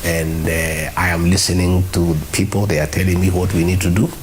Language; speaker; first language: English; non-native, local second language; Kikuyu